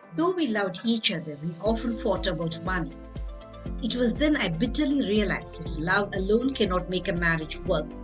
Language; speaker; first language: English; non-native, local second language; Tamil